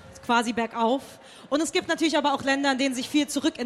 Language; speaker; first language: German; native; German